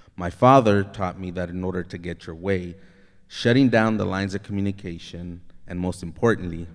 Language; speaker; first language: English; native; English